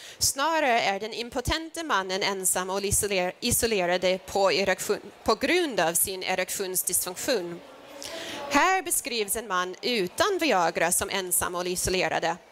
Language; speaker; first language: Swedish; non-native, fluent; English